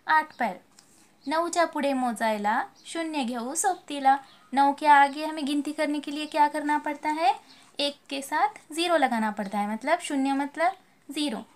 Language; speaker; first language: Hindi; native; Hindi